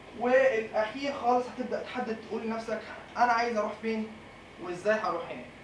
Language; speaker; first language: Arabic; native; Arabic